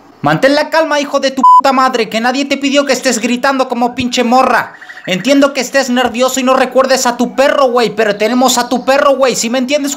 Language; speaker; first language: Spanish; native; Spanish